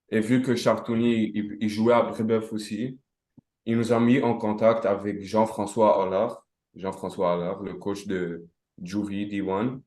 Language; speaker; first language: French; non-native, local second language; Arabic